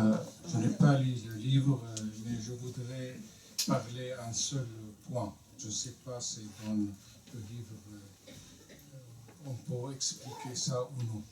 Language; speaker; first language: French; non-native, learner; Arabic